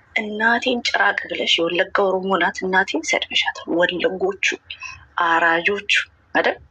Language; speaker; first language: Amharic; non-native, local second language; Oromo